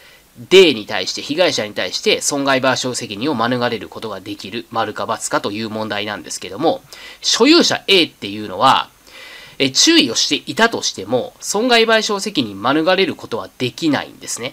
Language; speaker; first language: Japanese; native; Japanese